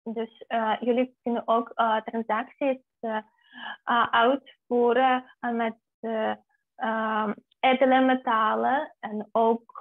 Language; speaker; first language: Dutch; non-native, fluent; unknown